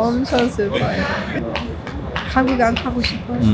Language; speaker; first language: Korean; non-native, learner; Persian